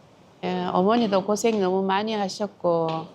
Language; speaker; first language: Korean; native; Korean